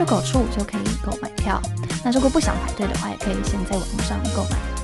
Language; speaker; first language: Chinese; non-native, fluent; Polish